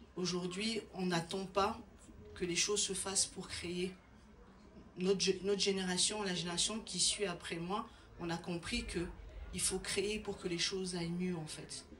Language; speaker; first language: French; non-native, local second language; Lingala